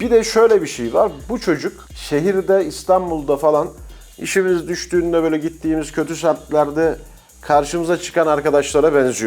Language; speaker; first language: Turkish; native; Turkish